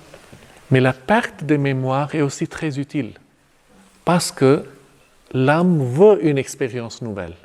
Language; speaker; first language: French; non-native, fluent; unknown